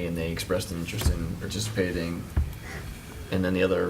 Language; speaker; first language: English; native; English